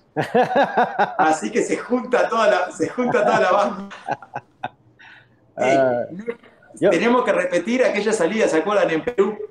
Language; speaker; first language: Spanish; native; Spanish